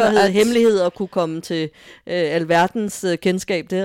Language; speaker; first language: Danish; native; Danish